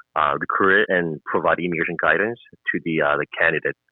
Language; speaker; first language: English; non-native, fluent; Korean